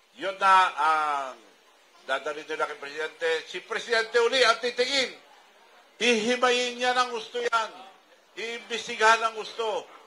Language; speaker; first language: Filipino; non-native, local second language; Iloko